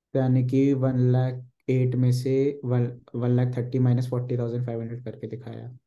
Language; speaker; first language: Hindi; native; Hindi